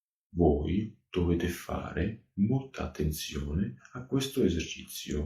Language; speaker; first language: Italian; non-native, fluent; Georgian